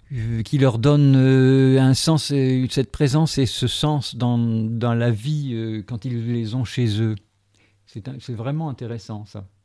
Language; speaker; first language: French; native; French